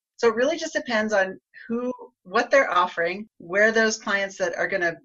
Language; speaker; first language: English; native; English